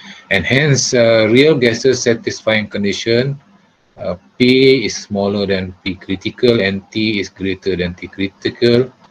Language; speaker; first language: English; non-native, local second language; Malay